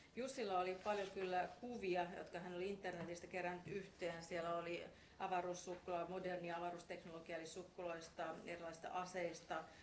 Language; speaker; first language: Finnish; non-native, fluent; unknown